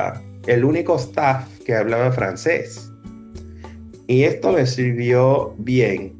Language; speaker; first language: Spanish; non-native, fluent; English